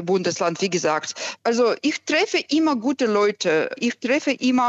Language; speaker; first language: German; non-native, fluent; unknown